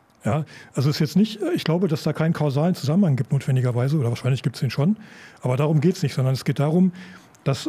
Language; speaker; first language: German; native; German